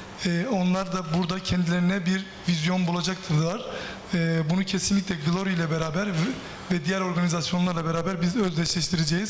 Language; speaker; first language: Turkish; native; Turkish